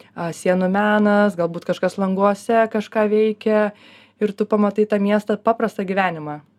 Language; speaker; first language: Lithuanian; native; Lithuanian